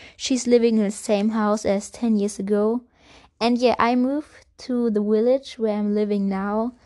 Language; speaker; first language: English; non-native, fluent; German